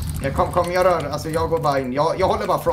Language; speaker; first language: Swedish; native; Swedish